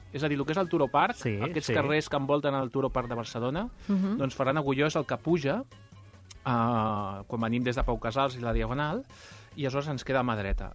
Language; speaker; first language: Catalan; non-native, local second language; Spanish